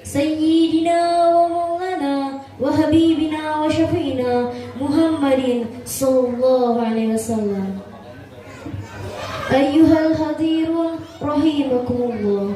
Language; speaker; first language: Arabic; non-native, learner; Indonesian